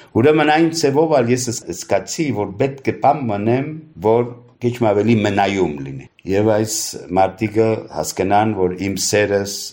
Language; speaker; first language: Armenian; early bilingual, heritage; Armenian